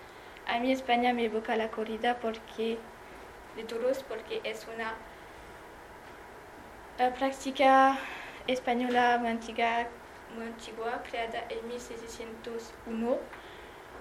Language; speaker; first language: Spanish; non-native, learner; French